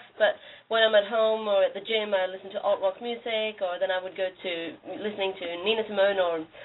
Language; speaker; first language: English; non-native, fluent; Norwegian